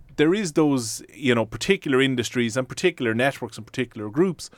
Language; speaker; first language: English; native; English